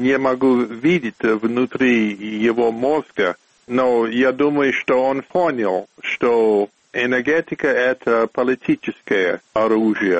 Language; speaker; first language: Russian; non-native, fluent; English